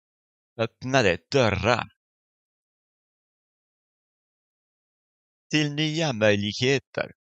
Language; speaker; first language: Swedish; non-native, fluent; French